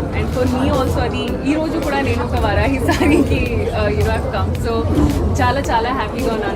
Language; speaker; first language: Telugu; non-native, learner; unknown